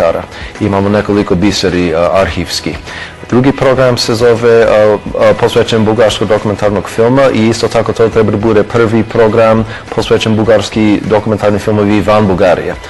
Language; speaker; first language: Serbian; non-native, fluent; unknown